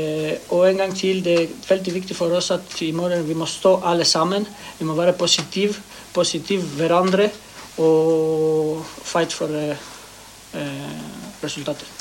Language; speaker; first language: Norwegian; non-native, learner; Greek